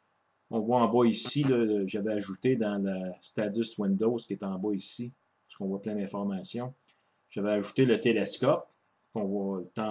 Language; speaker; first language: French; native; French